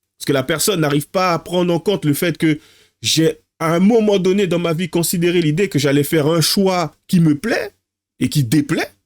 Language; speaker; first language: French; native; French